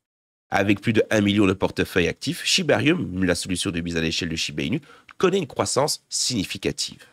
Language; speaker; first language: French; native; French